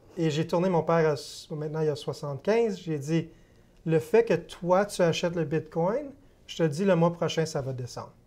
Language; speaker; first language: French; native; French